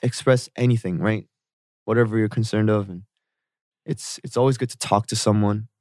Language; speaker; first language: English; early bilingual, other home language; Korean